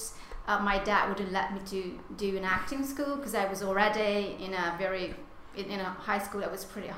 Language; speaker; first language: English; non-native, fluent; Hungarian